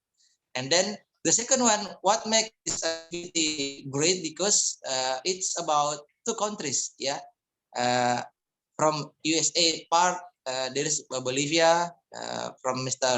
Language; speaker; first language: English; non-native, fluent; Indonesian